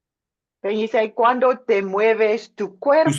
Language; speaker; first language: Spanish; non-native, learner; English